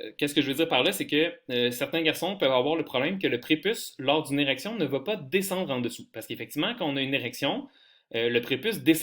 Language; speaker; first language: French; native; French